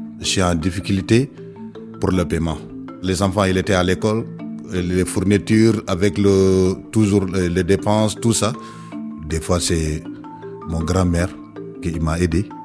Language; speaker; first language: French; non-native, learner; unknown